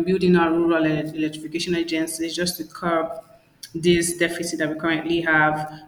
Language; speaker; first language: English; non-native, local second language; Igbo